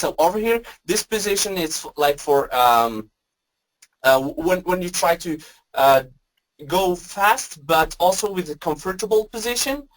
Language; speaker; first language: English; non-native, fluent; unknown